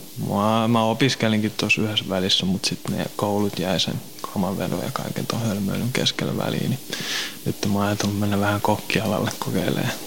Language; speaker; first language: Finnish; native; Finnish